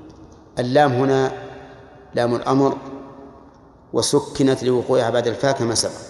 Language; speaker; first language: Arabic; native; Arabic